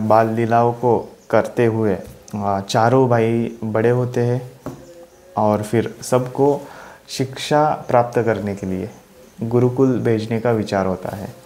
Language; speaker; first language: Hindi; non-native, local second language; Marathi